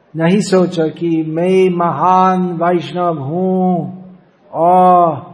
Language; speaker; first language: Hindi; non-native, fluent; English